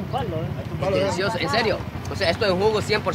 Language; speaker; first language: Spanish; non-native, fluent; Japanese